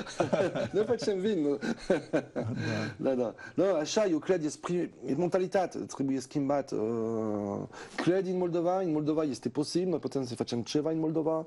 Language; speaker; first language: Romanian; non-native, learner; French